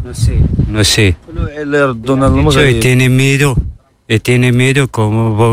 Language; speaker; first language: Spanish; non-native, learner; Arabic